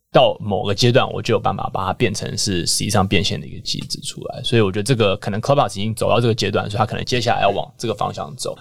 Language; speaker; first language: Chinese; native; Chinese